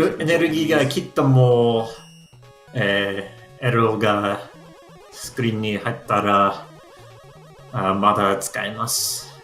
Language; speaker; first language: Japanese; non-native, learner; English